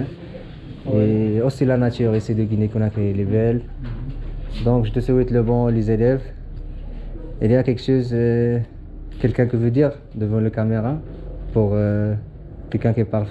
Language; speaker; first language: French; non-native, learner; Arabic